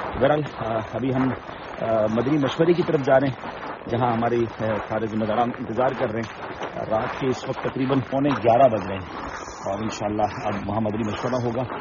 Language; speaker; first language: Urdu; native; Urdu